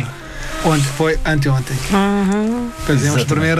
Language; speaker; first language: Portuguese; non-native, learner; Arabic